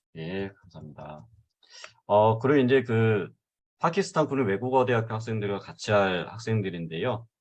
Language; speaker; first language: Korean; native; Korean